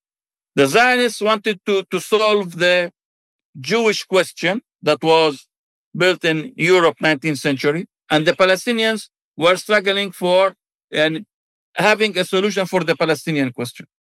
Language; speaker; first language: English; non-native, fluent; Arabic